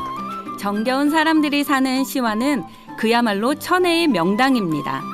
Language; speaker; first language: Korean; native; Korean